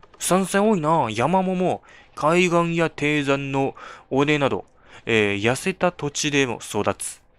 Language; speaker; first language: Japanese; non-native, fluent; Chinese